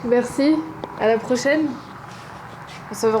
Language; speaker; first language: French; native; French